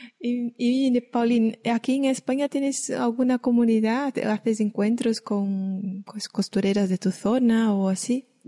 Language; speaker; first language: Spanish; native; Spanish